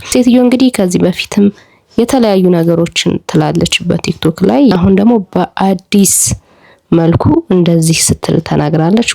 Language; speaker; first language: Amharic; native; Amharic